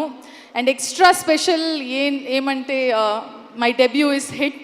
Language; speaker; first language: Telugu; non-native, learner; Kannada